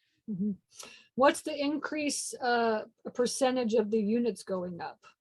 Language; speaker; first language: English; native; English